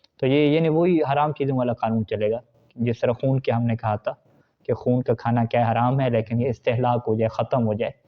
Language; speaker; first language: Urdu; non-native, local second language; Punjabi